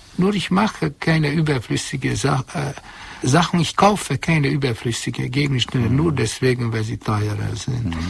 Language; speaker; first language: German; non-native, fluent; Hungarian